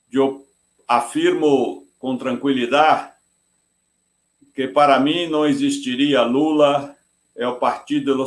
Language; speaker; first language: Spanish; non-native, fluent; Portuguese